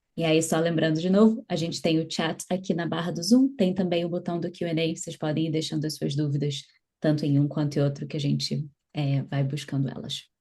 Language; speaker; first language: Portuguese; native; Portuguese